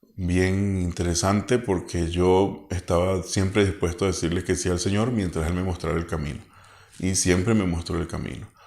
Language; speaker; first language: Spanish; native; Spanish